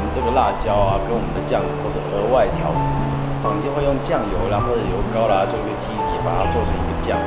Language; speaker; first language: Chinese; native; Chinese